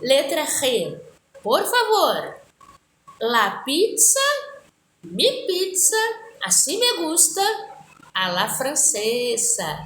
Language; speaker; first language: Spanish; non-native, fluent; Portuguese